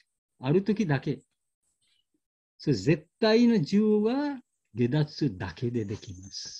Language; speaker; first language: Japanese; non-native, learner; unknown